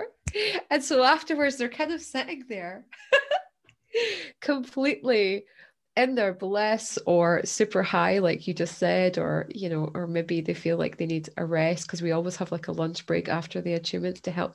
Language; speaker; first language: English; native; English